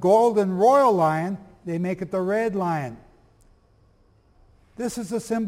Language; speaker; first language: English; native; English